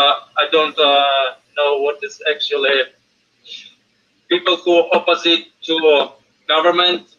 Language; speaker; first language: English; non-native, fluent; Russian